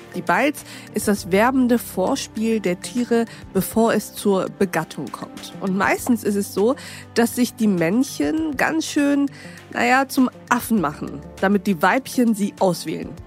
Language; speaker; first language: German; native; German